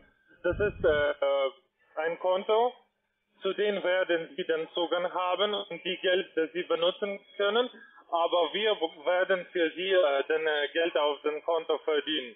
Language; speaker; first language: German; non-native, learner; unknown